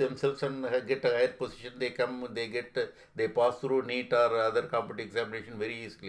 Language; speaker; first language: English; non-native, local second language; Tamil